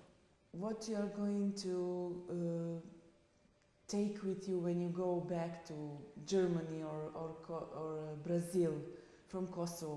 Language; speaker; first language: English; non-native, fluent; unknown